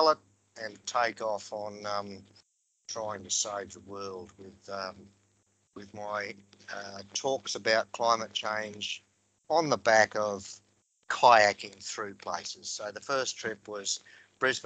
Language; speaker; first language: English; native; English